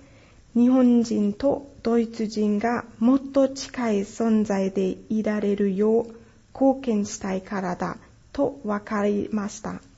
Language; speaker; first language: Japanese; non-native, fluent; German